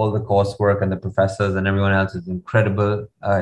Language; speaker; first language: English; non-native, local second language; Hindi